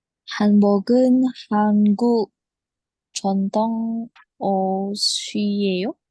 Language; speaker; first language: Korean; non-native, learner; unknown